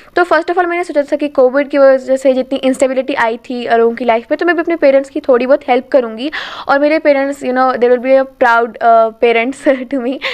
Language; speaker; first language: Hindi; native; Hindi